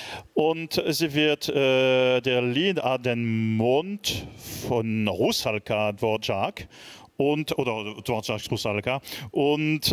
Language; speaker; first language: German; non-native, fluent; French